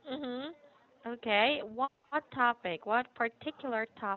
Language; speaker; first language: English; non-native, fluent; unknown